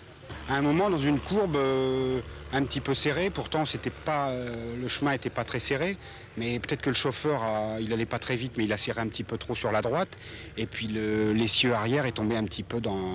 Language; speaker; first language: French; native; French